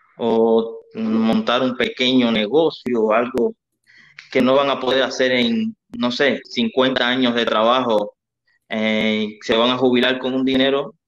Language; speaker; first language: Spanish; native; Spanish